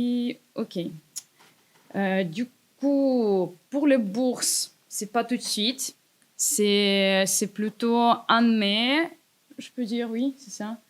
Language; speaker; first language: French; non-native, fluent; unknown